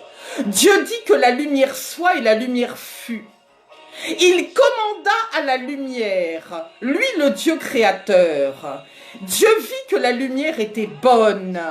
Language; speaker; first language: French; native; French